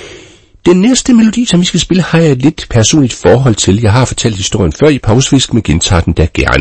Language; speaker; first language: Danish; native; Danish